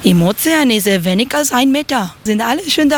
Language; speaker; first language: German; non-native, learner; Spanish